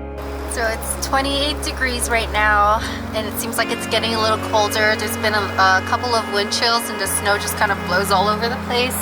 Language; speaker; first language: English; native; English